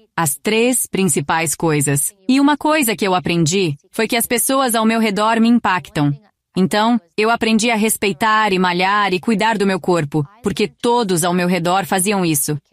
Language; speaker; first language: Portuguese; non-native, fluent; Greek